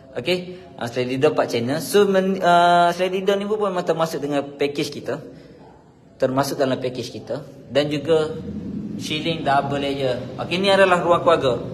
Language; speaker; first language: Malay; native; Malay